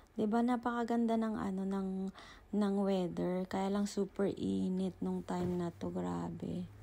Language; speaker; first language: Filipino; native; Filipino